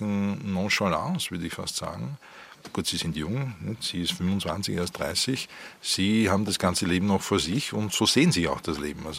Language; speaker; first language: German; native; German